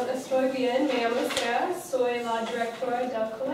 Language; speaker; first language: Spanish; non-native, learner; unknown